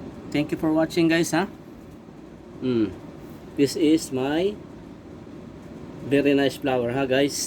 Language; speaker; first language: English; non-native, learner; Filipino